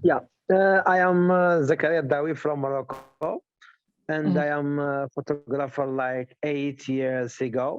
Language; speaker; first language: English; non-native, learner; Arabic